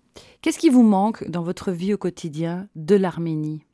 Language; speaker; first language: French; native; French